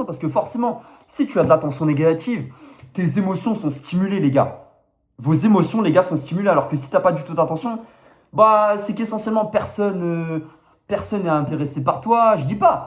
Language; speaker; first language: French; native; French